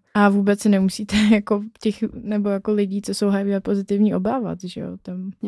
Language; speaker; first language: Czech; native; Czech